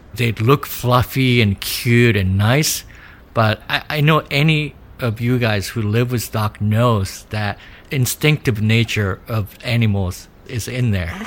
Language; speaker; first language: English; early bilingual, other home language; Japanese